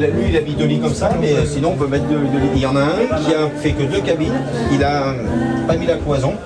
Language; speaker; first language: French; native; French